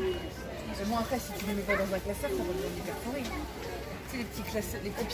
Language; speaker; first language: French; native; French